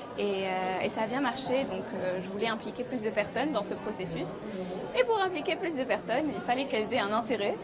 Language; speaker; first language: French; non-native, local second language; Arabic